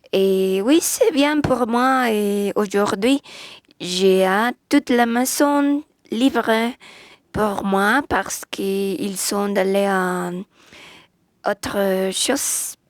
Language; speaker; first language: French; non-native, learner; Spanish